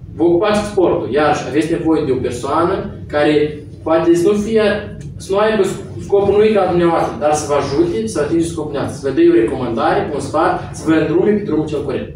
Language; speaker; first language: Romanian; non-native, local second language; Russian